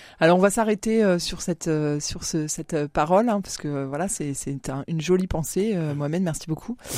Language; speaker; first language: French; native; French